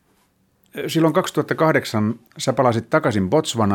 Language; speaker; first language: Finnish; native; Finnish